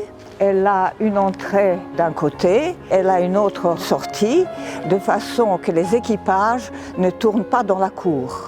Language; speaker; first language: French; non-native, fluent; Serbian